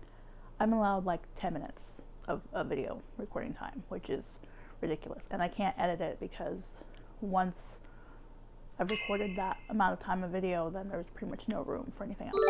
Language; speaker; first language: English; native; English